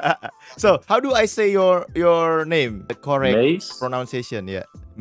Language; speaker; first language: English; non-native, fluent; Indonesian